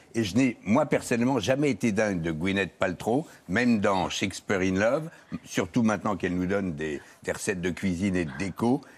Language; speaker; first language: French; native; French